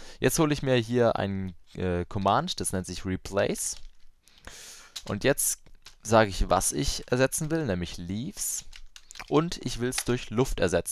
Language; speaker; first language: German; native; German